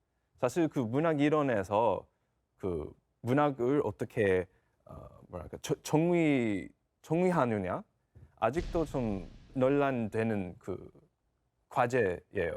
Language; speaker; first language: Korean; non-native, fluent; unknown